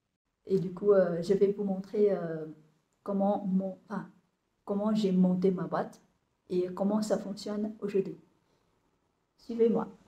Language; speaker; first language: French; non-native, fluent; Vietnamese